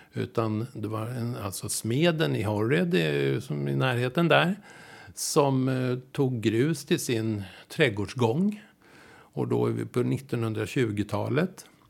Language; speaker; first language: Swedish; native; Swedish